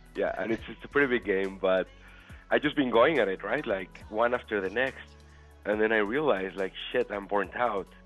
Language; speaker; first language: English; non-native, fluent; Spanish